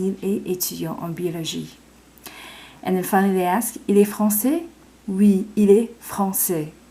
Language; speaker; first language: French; non-native, fluent; English